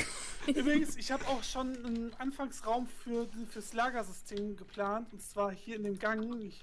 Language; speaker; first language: German; native; German